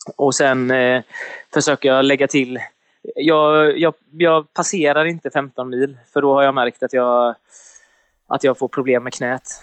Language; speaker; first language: Swedish; native; Swedish